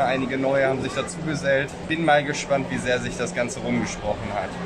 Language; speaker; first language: German; native; German